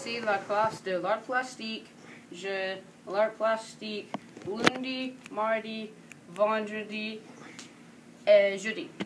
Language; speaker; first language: French; non-native, learner; English